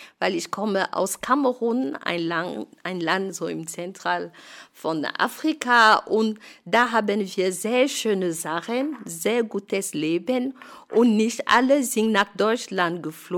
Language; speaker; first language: German; non-native, fluent; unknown